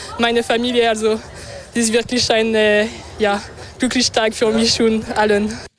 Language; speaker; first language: German; non-native, local second language; French